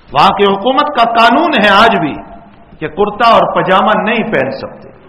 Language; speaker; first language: Urdu; non-native, local second language; Gujarati